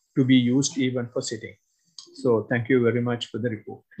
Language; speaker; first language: English; non-native, local second language; Sinhala